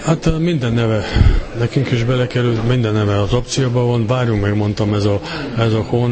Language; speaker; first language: Hungarian; non-native, fluent; Serbian